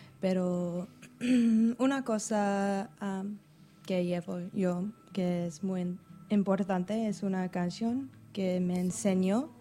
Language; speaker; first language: Spanish; non-native, learner; English